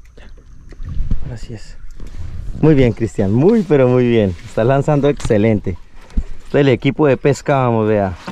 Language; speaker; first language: Spanish; native; Spanish